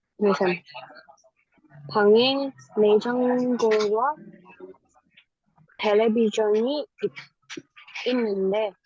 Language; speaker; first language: Korean; non-native, learner; Indonesian